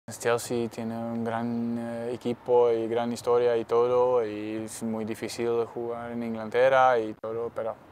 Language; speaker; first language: Spanish; non-native, learner; Dutch